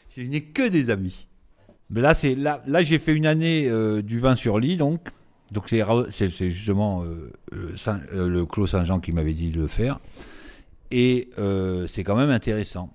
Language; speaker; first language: French; native; French